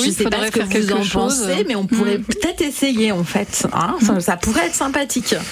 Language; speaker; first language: French; native; French